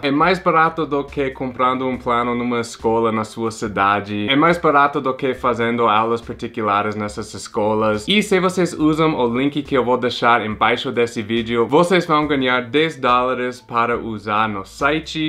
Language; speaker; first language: Portuguese; non-native, fluent; English